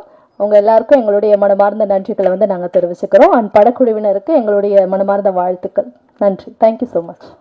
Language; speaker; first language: Tamil; native; Tamil